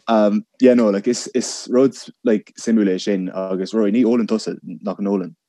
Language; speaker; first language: Irish; non-native, local second language; English